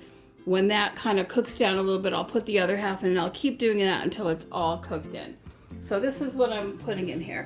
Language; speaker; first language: English; native; English